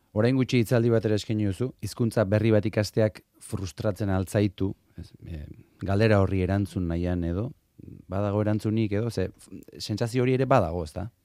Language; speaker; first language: Basque; native; Basque